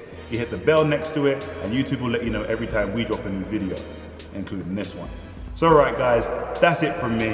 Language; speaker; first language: English; native; English